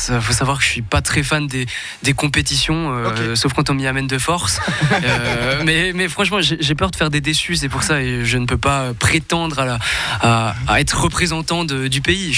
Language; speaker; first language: French; native; French